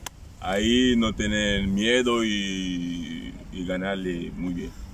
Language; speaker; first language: Spanish; non-native, fluent; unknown